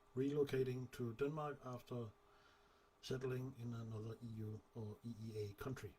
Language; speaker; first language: English; non-native, fluent; Danish